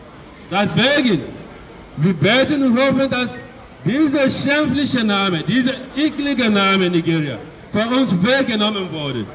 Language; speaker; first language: German; non-native, learner; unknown